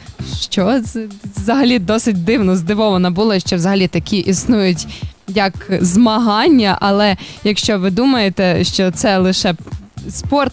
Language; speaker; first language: Ukrainian; native; Ukrainian